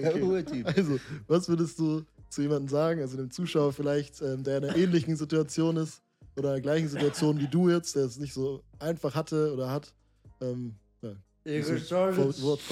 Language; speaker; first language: German; native; German